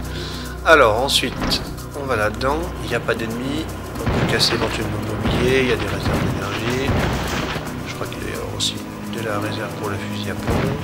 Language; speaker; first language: French; native; French